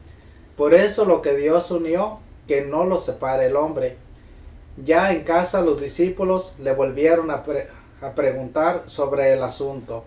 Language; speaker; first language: Spanish; native; Spanish